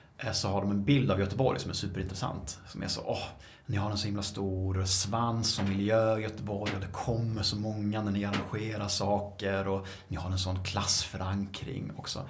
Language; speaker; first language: Swedish; native; Swedish